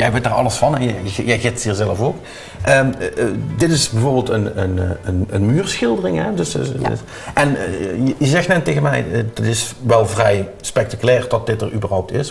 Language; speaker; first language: Dutch; native; Dutch